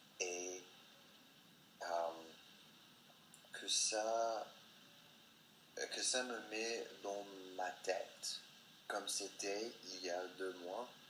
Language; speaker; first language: French; non-native, learner; English